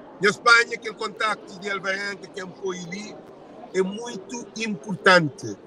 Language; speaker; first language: Portuguese; non-native, local second language; Kabuverdianu